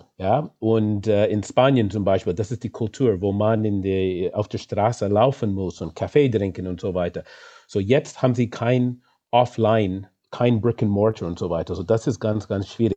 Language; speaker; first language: German; non-native, fluent; English